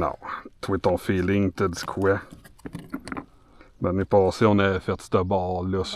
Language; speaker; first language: French; native; French